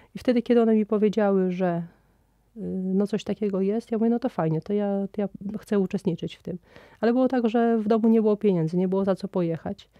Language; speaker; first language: Polish; native; Polish